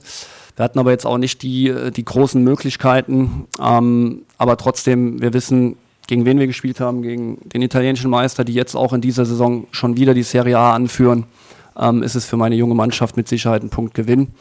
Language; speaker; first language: German; native; German